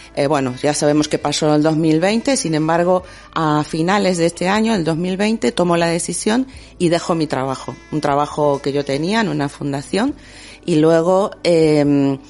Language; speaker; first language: Spanish; native; Spanish